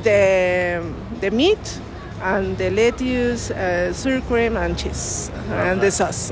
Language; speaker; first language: English; non-native, learner; Spanish